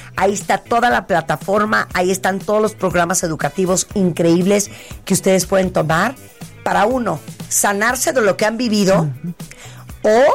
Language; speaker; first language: Spanish; early bilingual, heritage; Spanish